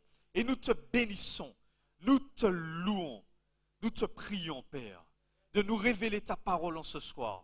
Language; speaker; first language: French; native; French